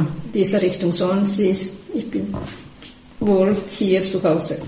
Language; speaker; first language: German; non-native, learner; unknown